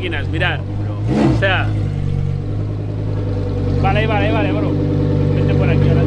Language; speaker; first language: Spanish; native; Spanish